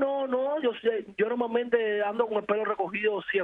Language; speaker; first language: Spanish; native; Spanish